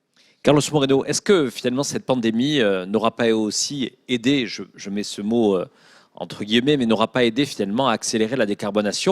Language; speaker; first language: French; native; French